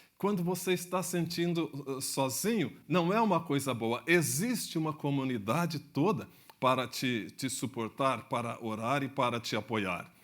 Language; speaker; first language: Portuguese; native; Portuguese